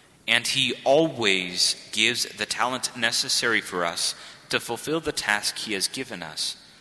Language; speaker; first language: English; native; English